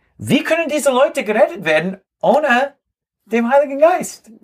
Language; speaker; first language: German; non-native, learner; English